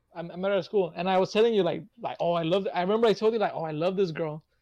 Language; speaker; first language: English; native; English